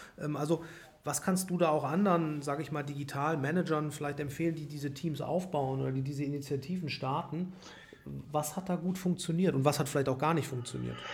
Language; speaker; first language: German; native; German